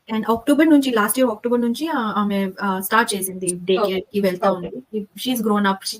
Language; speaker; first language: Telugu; non-native, local second language; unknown